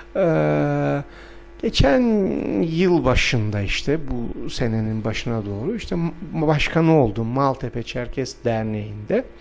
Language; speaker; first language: Turkish; non-native, local second language; Adyghe